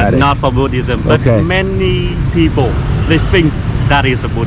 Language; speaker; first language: English; non-native, fluent; Vietnamese